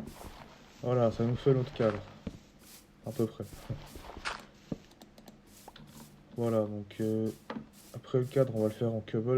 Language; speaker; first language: French; native; French